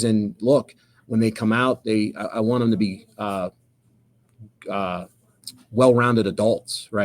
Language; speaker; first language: English; native; English